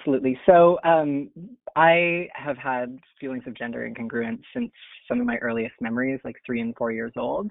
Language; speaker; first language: English; native; English